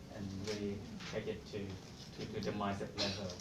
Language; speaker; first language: English; non-native, fluent; Thai